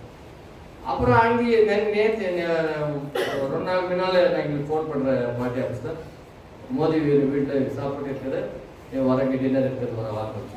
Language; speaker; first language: Tamil; non-native, learner; Kannada